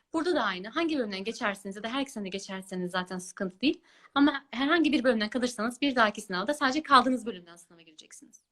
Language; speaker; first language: Turkish; early bilingual, other home language; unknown